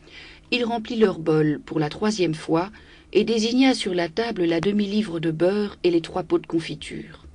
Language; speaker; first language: French; native; French